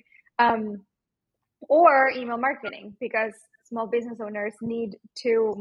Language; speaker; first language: English; non-native, fluent; Spanish